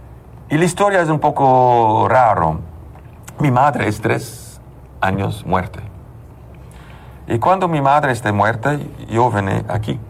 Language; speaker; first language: Spanish; non-native, learner; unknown